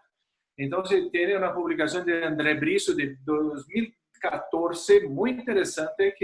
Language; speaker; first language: Spanish; non-native, fluent; Portuguese